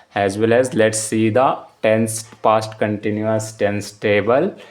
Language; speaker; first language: English; non-native, local second language; Kannada